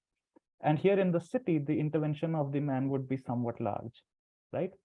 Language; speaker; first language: English; non-native, local second language; Hindi